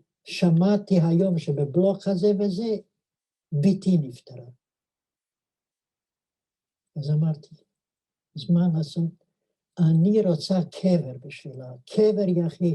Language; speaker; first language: Hebrew; non-native, fluent; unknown